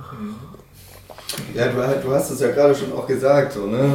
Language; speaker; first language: German; native; German